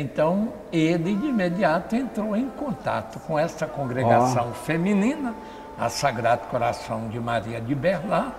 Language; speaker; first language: Portuguese; native; Portuguese